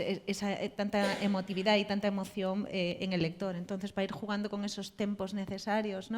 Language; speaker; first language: Spanish; native; Spanish